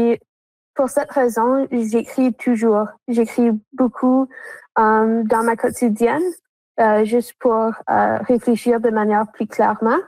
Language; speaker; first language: French; non-native, local second language; English